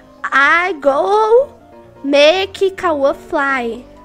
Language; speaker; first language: English; non-native, learner; Portuguese